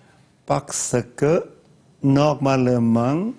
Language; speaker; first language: French; non-native, learner; Lao